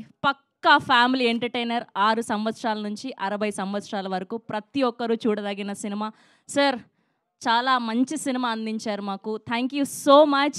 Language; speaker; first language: Telugu; native; Telugu